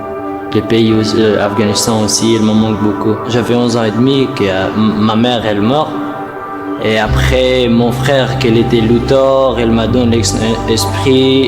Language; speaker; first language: French; non-native, learner; Persian